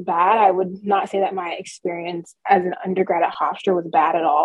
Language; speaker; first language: English; native; English